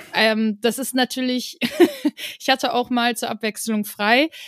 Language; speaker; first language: German; native; German